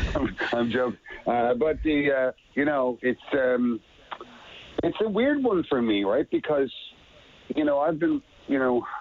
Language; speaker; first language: English; native; English